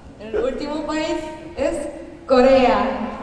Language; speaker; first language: Spanish; non-native, learner; Korean